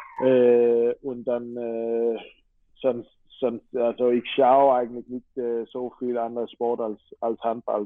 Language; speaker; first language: German; non-native, fluent; Danish